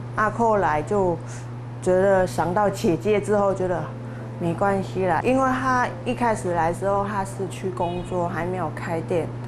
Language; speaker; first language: Chinese; non-native, fluent; Vietnamese